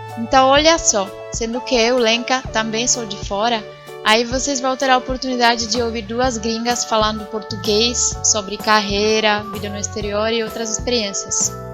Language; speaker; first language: Portuguese; non-native, fluent; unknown